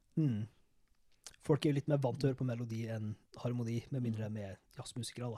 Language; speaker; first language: Norwegian; native; Norwegian